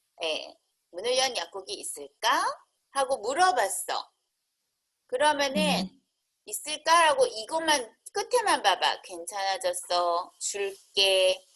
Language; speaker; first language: Korean; native; Korean